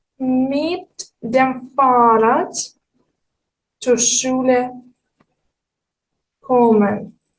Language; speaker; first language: German; non-native, fluent; Ukrainian